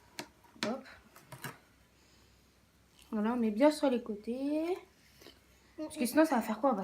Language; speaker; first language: French; native; French